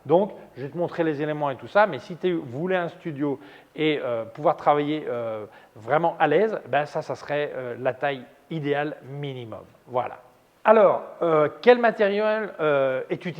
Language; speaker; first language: French; native; French